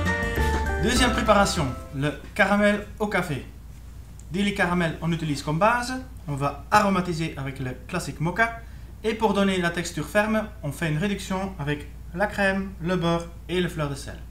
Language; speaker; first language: French; native; French